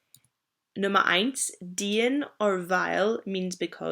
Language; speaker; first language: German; non-native, fluent; English